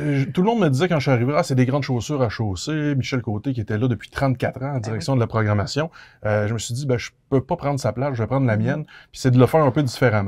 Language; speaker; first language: French; native; French